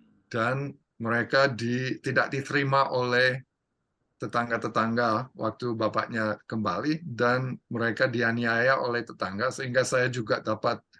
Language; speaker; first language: Indonesian; non-native, fluent; English